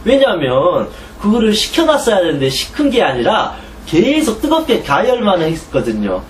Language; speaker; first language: Korean; native; Korean